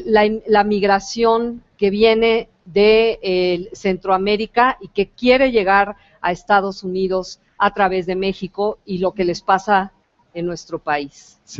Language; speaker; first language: Spanish; native; Spanish